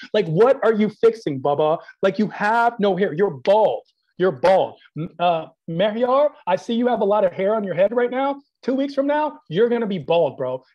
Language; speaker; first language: English; early bilingual, other home language; Persian